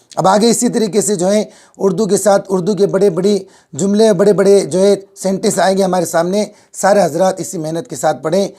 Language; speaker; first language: Urdu; native; Urdu